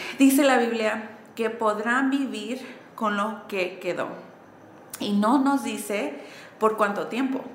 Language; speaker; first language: Spanish; early bilingual, heritage; Spanish